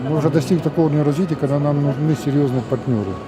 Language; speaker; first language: Russian; native; Russian